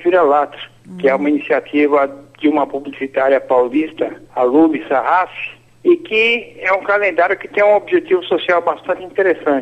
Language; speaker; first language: Portuguese; native; Portuguese